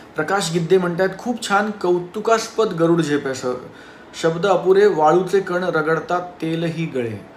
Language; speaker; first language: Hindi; non-native, local second language; Marathi